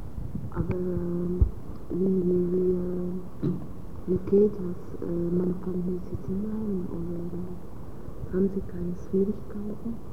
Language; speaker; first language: German; non-native, learner; Dutch